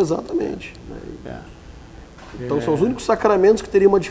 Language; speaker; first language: Portuguese; native; Portuguese